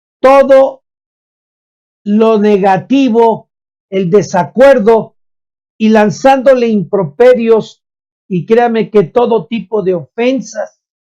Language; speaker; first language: Spanish; native; Spanish